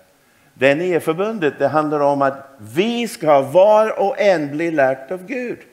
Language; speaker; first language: Swedish; non-native, fluent; English